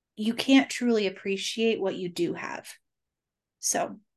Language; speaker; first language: English; native; English